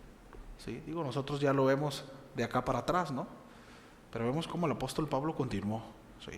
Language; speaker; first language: Spanish; native; Spanish